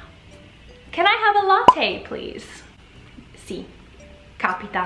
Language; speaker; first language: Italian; non-native, fluent; English